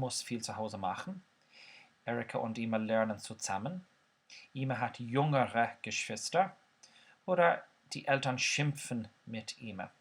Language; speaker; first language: German; non-native, fluent; Irish